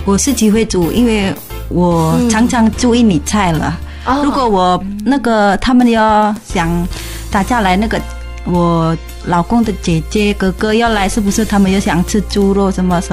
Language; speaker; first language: Chinese; non-native, learner; Indonesian